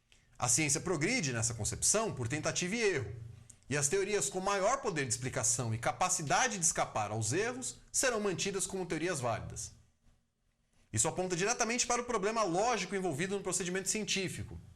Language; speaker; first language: Portuguese; native; Portuguese